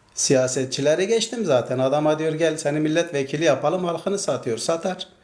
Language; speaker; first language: Turkish; non-native, local second language; Zaza